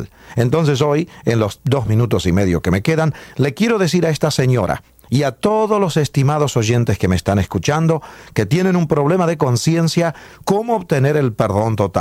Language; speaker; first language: Spanish; native; Spanish